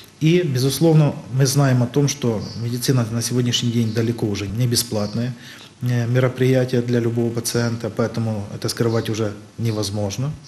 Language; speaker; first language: Russian; native; Russian